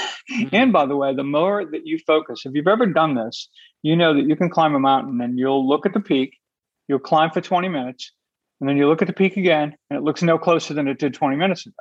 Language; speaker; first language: English; native; English